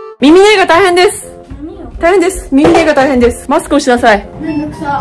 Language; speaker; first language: Japanese; native; Japanese